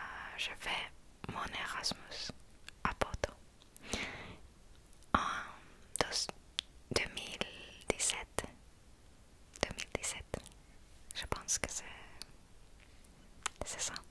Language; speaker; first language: French; non-native, learner; Finnish